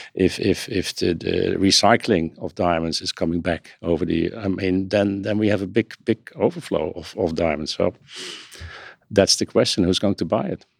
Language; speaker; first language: English; non-native, fluent; Dutch